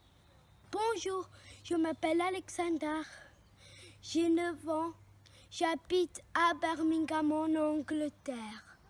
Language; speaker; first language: French; early bilingual, heritage; French